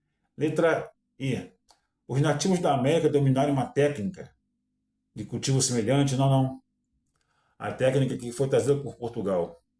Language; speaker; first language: Portuguese; native; Portuguese